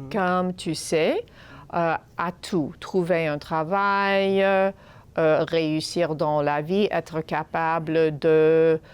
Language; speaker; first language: French; non-native, fluent; English